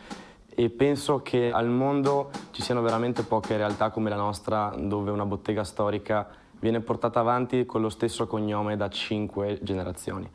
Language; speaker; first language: Italian; native; Italian